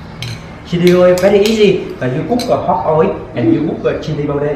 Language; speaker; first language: English; non-native, local second language; Vietnamese